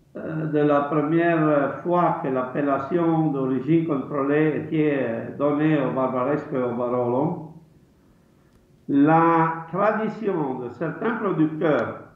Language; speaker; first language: French; non-native, fluent; Italian